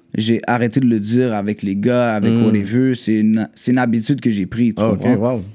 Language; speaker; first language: French; native; French